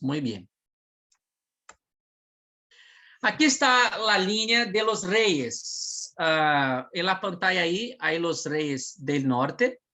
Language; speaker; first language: Spanish; non-native, fluent; Portuguese